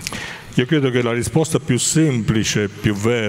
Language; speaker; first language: Italian; native; Italian